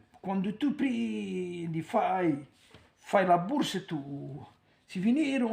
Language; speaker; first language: Italian; non-native, learner; Arabic